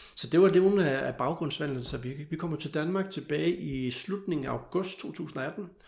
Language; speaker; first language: Danish; native; Danish